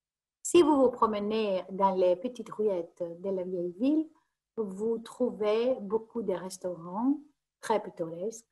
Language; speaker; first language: French; non-native, fluent; Greek